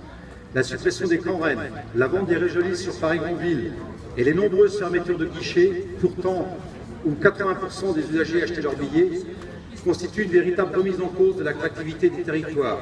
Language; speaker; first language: French; native; French